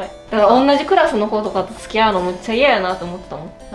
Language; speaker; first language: Japanese; native; Japanese